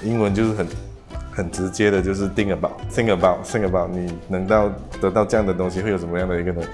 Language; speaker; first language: Chinese; native; Chinese